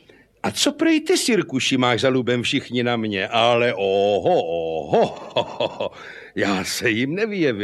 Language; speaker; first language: Czech; native; Czech